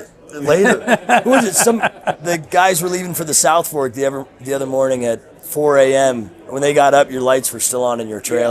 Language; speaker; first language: English; native; English